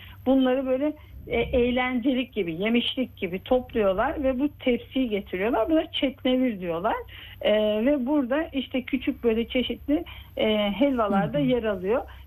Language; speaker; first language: Turkish; native; Turkish